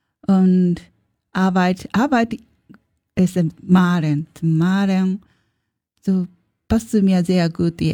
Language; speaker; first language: German; non-native, learner; Japanese